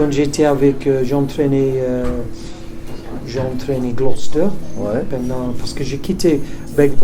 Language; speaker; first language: French; non-native, fluent; English